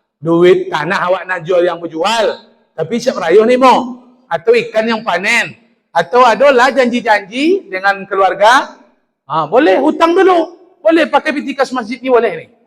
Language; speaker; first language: Malay; native; Malay